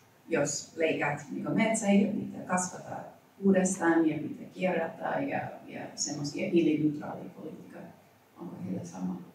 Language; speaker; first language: Finnish; non-native, learner; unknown